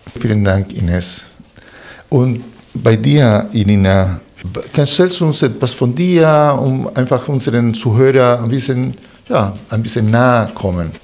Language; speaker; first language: German; non-native, fluent; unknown